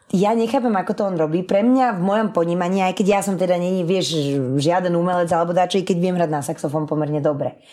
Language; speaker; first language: Slovak; early bilingual, other home language; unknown